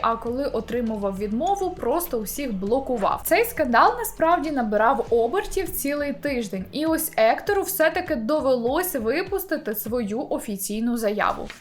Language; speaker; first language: Ukrainian; native; Ukrainian